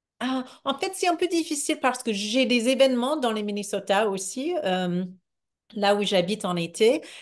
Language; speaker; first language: French; non-native, fluent; English